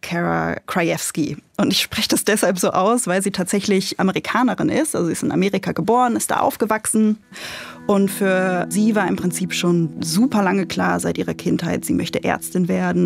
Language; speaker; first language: German; native; German